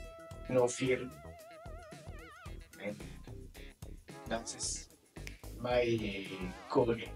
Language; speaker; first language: English; non-native, learner; Amharic